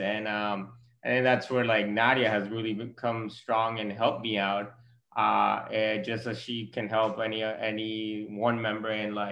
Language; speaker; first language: English; non-native, fluent; Spanish